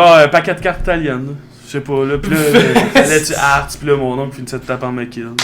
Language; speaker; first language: French; native; French